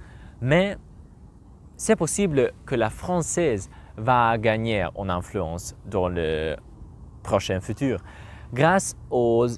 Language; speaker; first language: French; non-native, learner; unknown